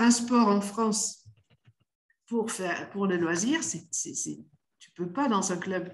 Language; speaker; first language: French; native; French